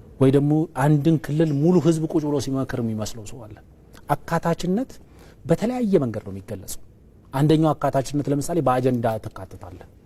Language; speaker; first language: Amharic; non-native, local second language; Oromo